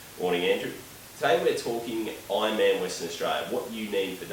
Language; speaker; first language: English; native; English